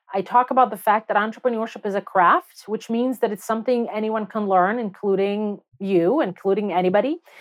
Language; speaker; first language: English; non-native, fluent; Russian